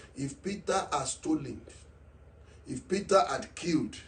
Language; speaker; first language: English; non-native, local second language; Yoruba